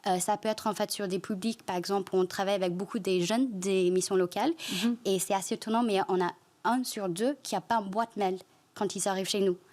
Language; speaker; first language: French; non-native, fluent; Chinese